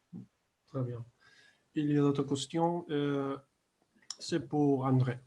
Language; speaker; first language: French; non-native, fluent; Spanish